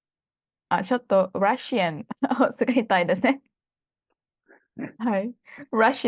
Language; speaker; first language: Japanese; non-native, learner; Thai